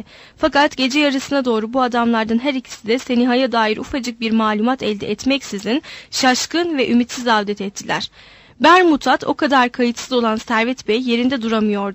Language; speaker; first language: Turkish; native; Turkish